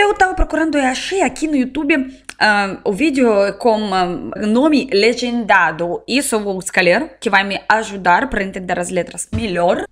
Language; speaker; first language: Portuguese; non-native, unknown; Russian